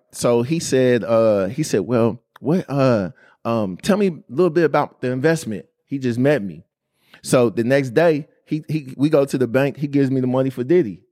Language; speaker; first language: English; native; English